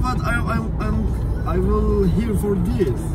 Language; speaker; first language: English; non-native, learner; Turkish